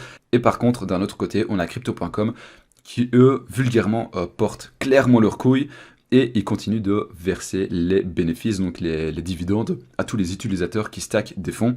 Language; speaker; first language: French; native; French